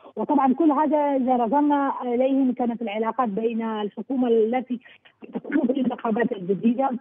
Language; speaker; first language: Arabic; non-native, learner; Urdu